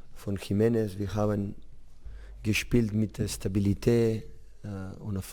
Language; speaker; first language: German; non-native, learner; Catalan